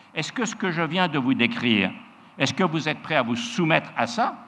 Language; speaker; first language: French; native; French